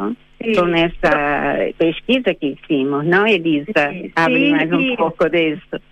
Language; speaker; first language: Spanish; non-native, fluent; Portuguese